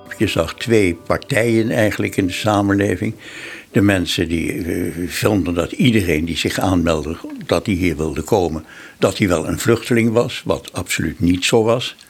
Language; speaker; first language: Dutch; native; Dutch